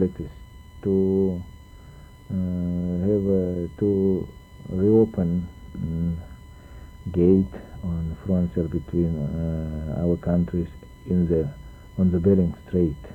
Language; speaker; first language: English; non-native, learner; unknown